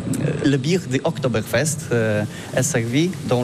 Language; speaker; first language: French; non-native, learner; Polish